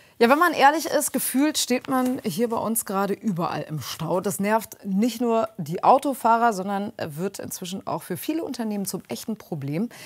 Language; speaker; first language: German; native; German